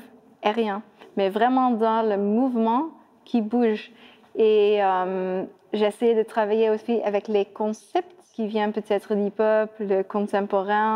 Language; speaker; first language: French; non-native, fluent; Dutch